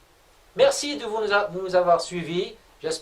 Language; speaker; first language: French; non-native, local second language; Arabic